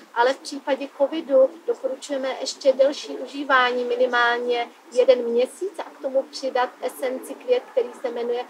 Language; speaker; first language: Czech; native; Czech